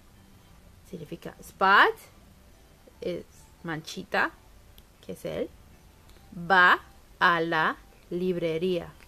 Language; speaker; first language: Spanish; early bilingual, heritage; Spanish